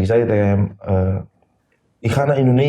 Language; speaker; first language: Dutch; non-native, learner; Indonesian